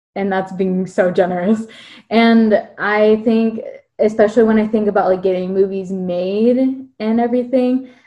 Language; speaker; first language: English; early bilingual, other home language; Chinese